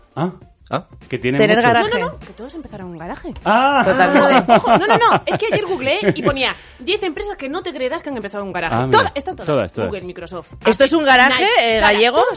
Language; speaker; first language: Spanish; native; Spanish